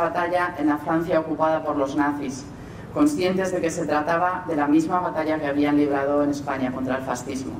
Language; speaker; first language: Spanish; native; Spanish